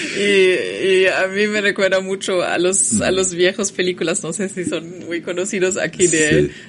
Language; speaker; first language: Spanish; non-native, fluent; German